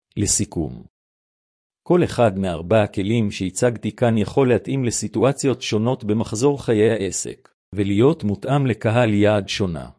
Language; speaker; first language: Hebrew; native; Hebrew